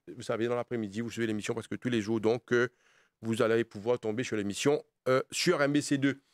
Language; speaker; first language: French; non-native, local second language; Morisyen